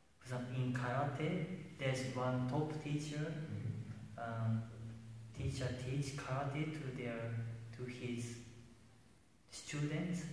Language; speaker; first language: English; non-native, learner; Japanese